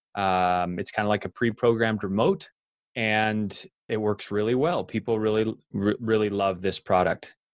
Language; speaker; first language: English; native; English